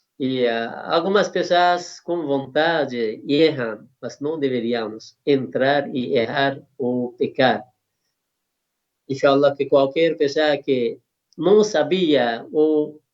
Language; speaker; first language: Portuguese; non-native, learner; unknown